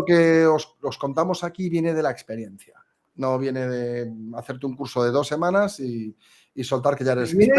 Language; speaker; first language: Spanish; native; Spanish